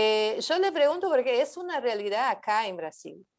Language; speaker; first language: Spanish; non-native, fluent; Portuguese